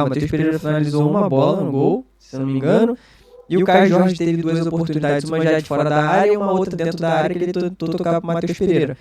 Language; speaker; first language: Portuguese; native; Portuguese